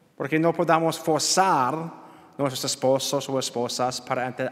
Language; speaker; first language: Spanish; non-native, learner; English